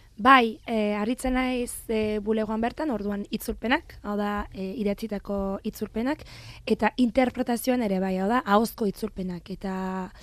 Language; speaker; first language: Basque; non-native, fluent; French